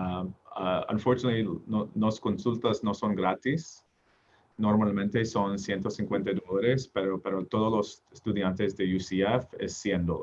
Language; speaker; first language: Spanish; non-native, learner; English